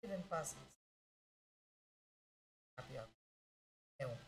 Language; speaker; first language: Greek; non-native, learner; Russian